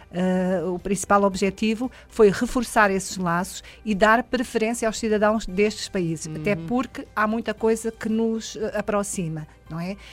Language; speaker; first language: Portuguese; native; Portuguese